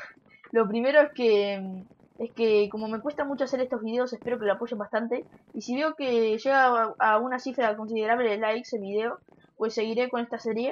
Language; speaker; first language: Spanish; native; Spanish